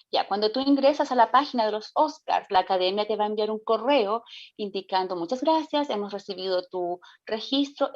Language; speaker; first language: Spanish; native; Spanish